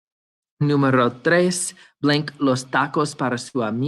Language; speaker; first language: Spanish; non-native, fluent; English